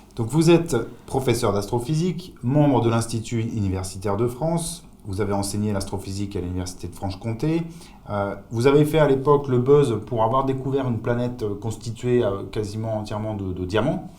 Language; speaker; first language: French; native; French